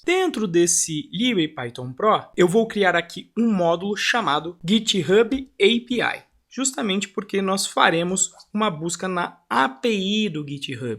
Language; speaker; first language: Portuguese; native; Portuguese